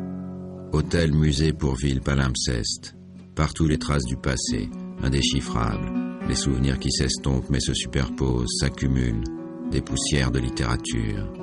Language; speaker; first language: French; native; French